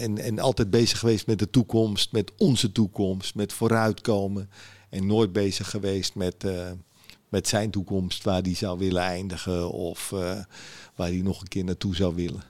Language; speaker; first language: Dutch; early bilingual, other home language; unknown